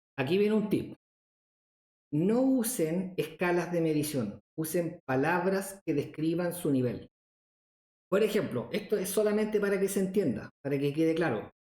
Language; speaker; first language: Spanish; native; Spanish